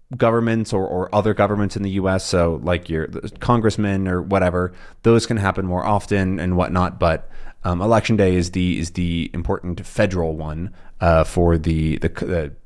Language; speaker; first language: English; native; English